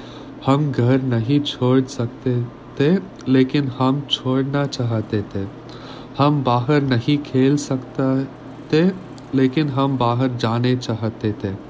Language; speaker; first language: Hindi; non-native, learner; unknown